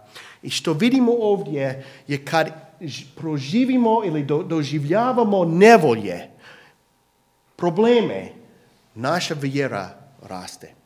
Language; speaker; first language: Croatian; non-native, fluent; English